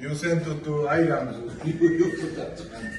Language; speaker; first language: English; non-native, learner; Japanese